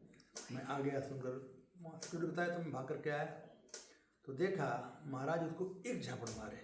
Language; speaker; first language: Hindi; native; Hindi